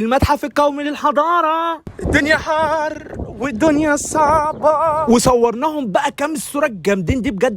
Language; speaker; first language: Arabic; native; Arabic